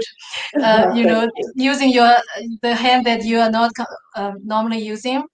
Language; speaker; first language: English; non-native, fluent; Chinese